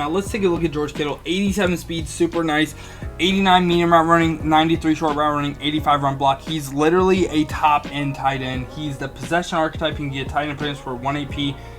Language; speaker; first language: English; native; English